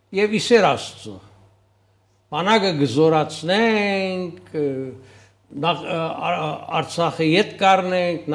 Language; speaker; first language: Armenian; early bilingual, heritage; Armenian